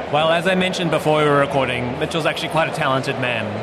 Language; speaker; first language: English; native; English